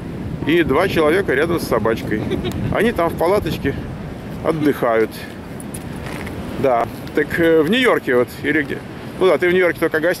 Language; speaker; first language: Russian; native; Russian